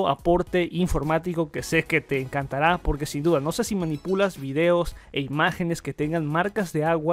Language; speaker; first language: Spanish; native; Spanish